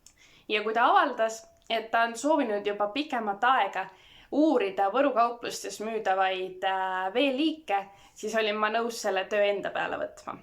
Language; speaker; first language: Estonian; native; Estonian